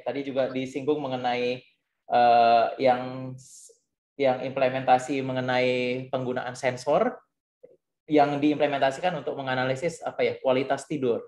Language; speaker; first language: Indonesian; native; Indonesian